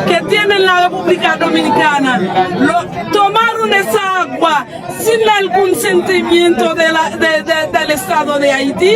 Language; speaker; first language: Spanish; non-native, fluent; Haitian Creole